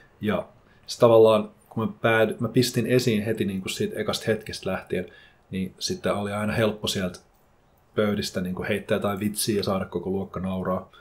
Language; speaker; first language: Finnish; native; Finnish